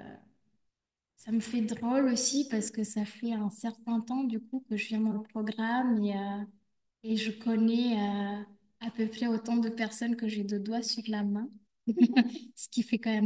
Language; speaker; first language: French; native; French